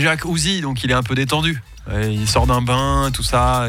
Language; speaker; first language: French; native; French